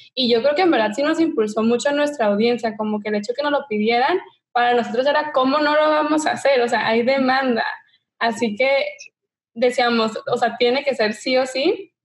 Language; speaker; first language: Spanish; native; Spanish